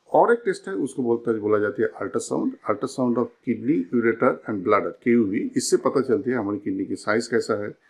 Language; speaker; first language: Hindi; non-native, local second language; Bangla